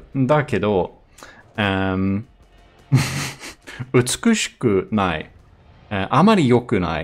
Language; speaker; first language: Japanese; non-native, learner; Swedish